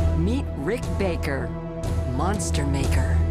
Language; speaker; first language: English; native; English